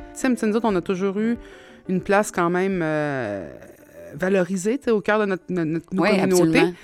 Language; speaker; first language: French; native; French